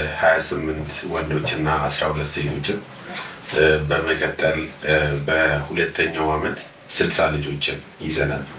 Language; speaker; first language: Amharic; native; Amharic